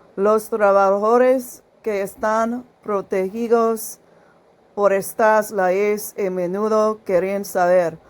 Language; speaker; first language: Spanish; non-native, learner; English